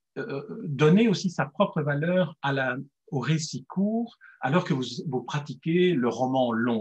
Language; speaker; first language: French; native; French